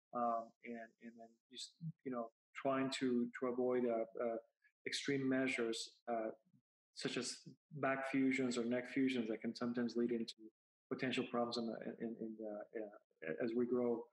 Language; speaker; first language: English; non-native, fluent; Spanish